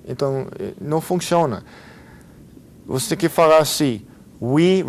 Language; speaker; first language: Portuguese; non-native, fluent; Spanish